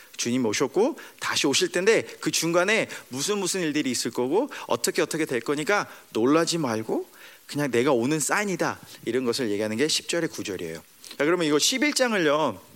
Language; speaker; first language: Korean; early bilingual, heritage; Korean